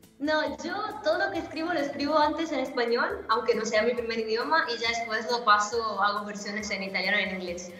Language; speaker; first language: Spanish; non-native, fluent; Italian